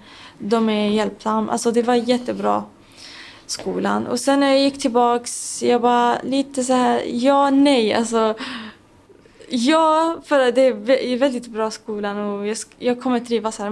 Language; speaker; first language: Swedish; non-native, local second language; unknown